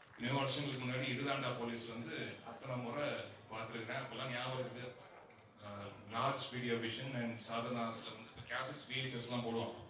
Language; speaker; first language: Tamil; native; Tamil